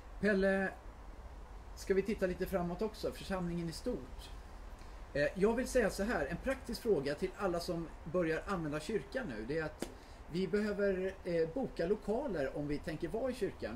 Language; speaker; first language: Swedish; native; Swedish